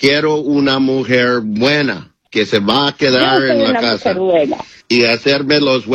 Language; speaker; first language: Spanish; non-native, learner; English